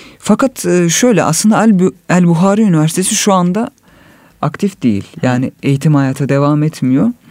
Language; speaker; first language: Turkish; native; Turkish